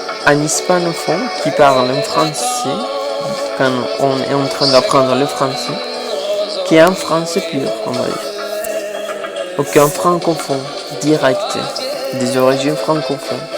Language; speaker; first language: French; non-native, fluent; Spanish